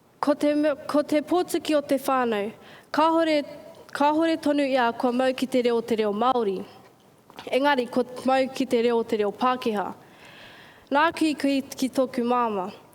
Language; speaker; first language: Māori; native; Māori